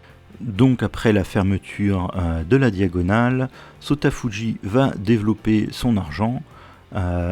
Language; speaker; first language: French; native; French